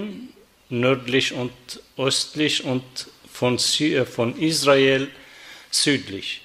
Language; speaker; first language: German; non-native, fluent; Arabic